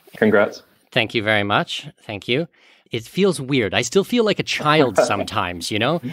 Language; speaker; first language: English; native; English